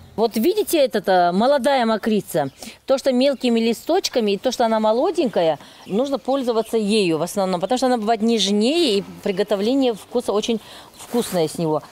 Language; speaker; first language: Russian; non-native, local second language; Lezghian